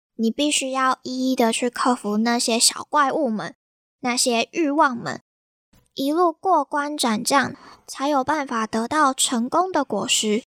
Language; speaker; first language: Chinese; native; Chinese